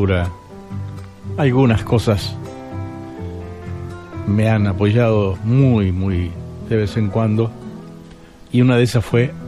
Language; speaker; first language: Spanish; native; Spanish